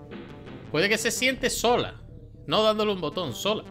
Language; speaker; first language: Spanish; native; Spanish